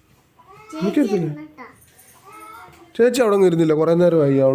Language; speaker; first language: Malayalam; native; Malayalam